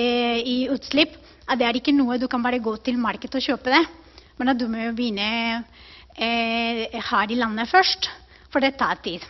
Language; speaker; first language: Norwegian; non-native, fluent; Spanish